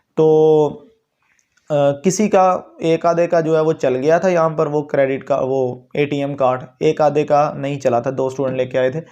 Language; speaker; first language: Urdu; non-native, local second language; Punjabi